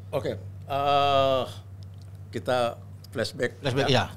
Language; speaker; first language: Indonesian; native; Indonesian